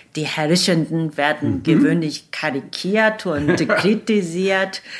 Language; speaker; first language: German; non-native, fluent; Korean